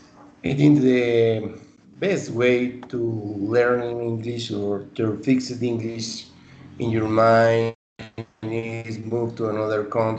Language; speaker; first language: English; non-native, learner; Spanish